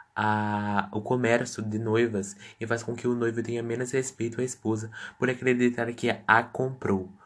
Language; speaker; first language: Portuguese; non-native, fluent; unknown